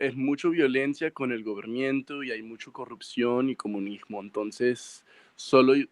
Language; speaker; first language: Spanish; early bilingual, heritage; Spanish